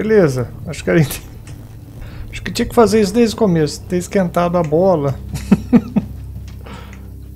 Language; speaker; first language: Portuguese; native; Portuguese